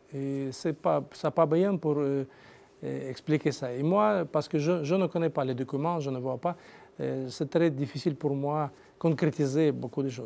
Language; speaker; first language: French; non-native, learner; Russian